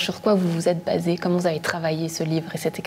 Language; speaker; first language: French; native; French